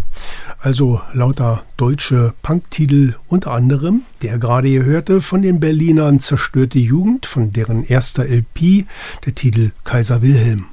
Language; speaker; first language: German; native; German